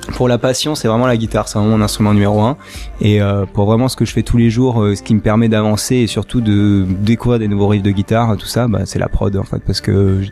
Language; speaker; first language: French; native; French